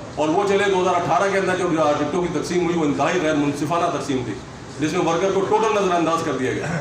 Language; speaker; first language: Urdu; native; Urdu